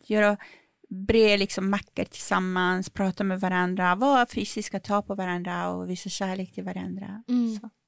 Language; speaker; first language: Swedish; non-native, fluent; Persian